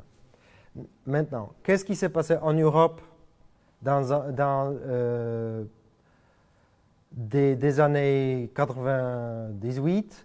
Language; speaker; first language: French; non-native, fluent; Polish